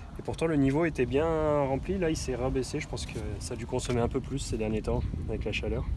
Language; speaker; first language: French; native; French